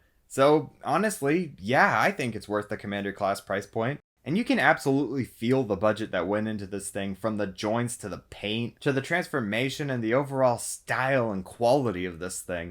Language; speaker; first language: English; native; English